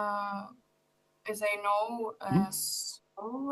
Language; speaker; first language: English; non-native, learner; Russian